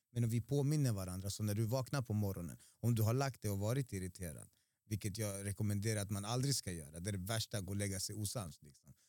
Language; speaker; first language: Swedish; early bilingual, other home language; Spanish